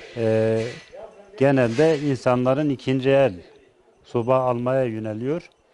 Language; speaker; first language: Turkish; native; Turkish